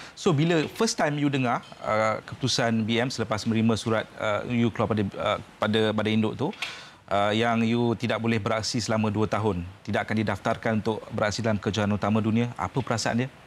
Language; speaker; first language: Malay; native; Malay